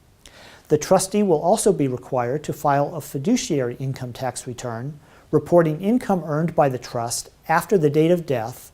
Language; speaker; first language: English; native; English